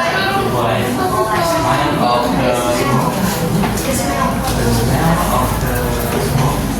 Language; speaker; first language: English; non-native, learner; Indonesian